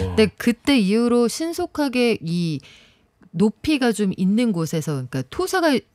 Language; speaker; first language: Korean; native; Korean